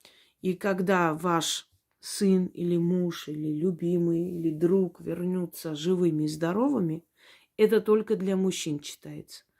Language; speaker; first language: Russian; native; Russian